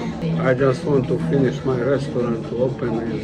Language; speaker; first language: English; non-native, learner; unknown